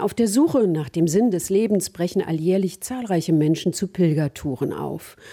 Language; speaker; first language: German; native; German